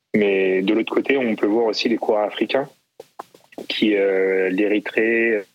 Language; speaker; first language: French; native; French